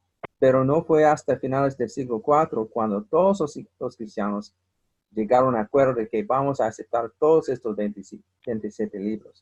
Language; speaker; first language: Spanish; non-native, fluent; English